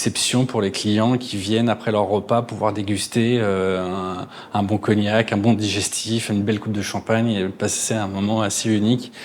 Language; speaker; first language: French; native; French